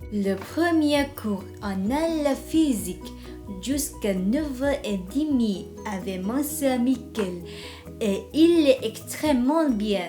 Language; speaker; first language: French; non-native, learner; Vietnamese